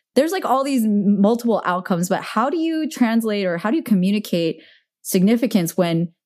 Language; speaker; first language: English; native; English